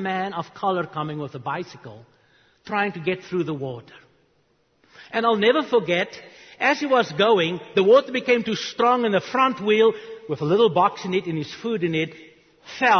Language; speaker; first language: English; non-native, local second language; Afrikaans